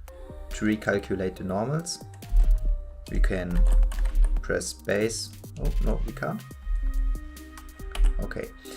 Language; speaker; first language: English; non-native, fluent; German